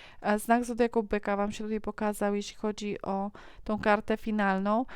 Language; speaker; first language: Polish; native; Polish